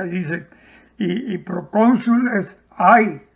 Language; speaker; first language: Spanish; native; Spanish